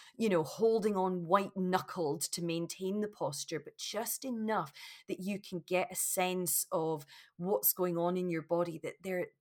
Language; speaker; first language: English; native; English